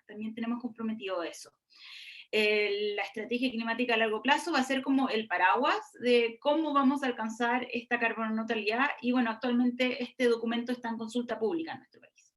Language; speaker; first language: Spanish; native; Spanish